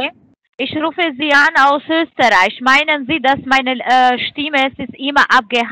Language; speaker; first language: German; non-native, fluent; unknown